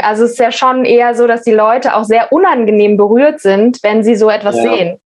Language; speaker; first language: German; native; German